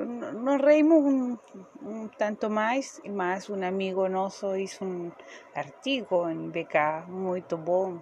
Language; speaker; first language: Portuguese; non-native, learner; Spanish